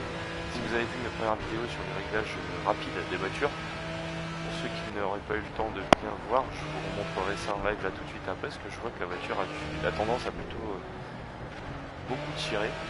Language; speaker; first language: French; native; French